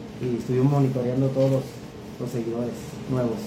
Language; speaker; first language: Spanish; native; Spanish